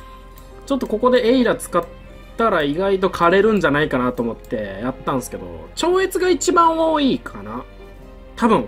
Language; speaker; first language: Japanese; native; Japanese